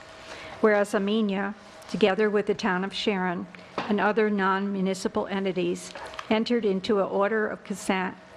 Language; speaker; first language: English; native; English